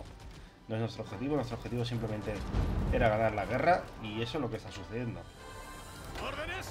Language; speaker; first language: Spanish; native; Spanish